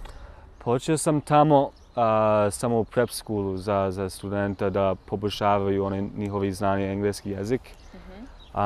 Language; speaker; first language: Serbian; non-native, learner; English